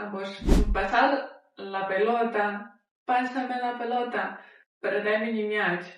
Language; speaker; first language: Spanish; non-native, fluent; Ukrainian